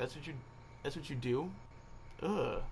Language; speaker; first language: English; native; English